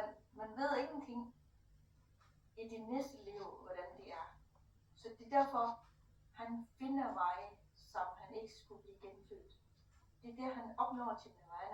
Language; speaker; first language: Danish; non-native, fluent; Thai